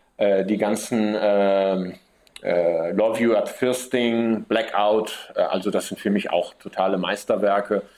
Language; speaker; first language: German; early bilingual, heritage; German